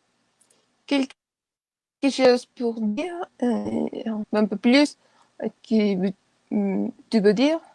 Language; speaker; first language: French; non-native, learner; Spanish